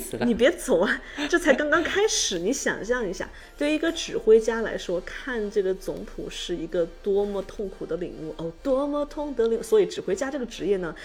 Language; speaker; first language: Chinese; native; Chinese